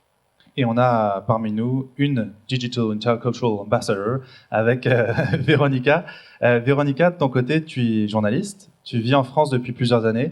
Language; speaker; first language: French; native; French